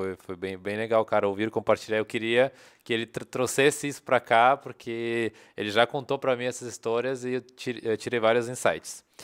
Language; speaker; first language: Portuguese; non-native, fluent; Russian